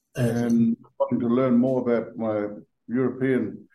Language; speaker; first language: English; native; English